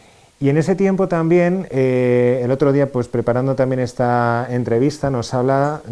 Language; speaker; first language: Spanish; native; Spanish